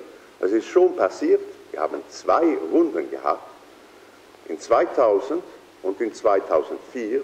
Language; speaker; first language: German; non-native, fluent; Swedish